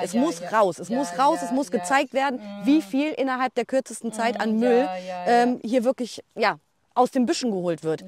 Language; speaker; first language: German; native; German